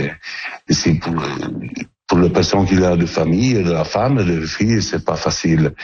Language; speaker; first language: French; non-native, learner; Italian